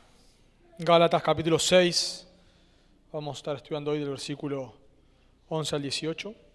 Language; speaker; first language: Spanish; native; Spanish